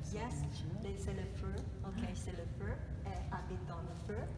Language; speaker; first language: French; non-native, learner; Cantonese